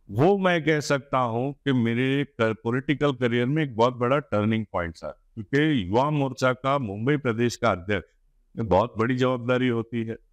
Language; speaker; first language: Hindi; non-native, local second language; Gujarati